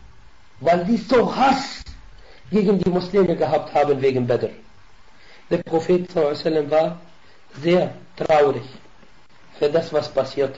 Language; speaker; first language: German; non-native, fluent; Arabic